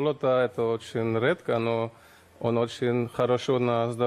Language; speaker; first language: Russian; non-native, learner; German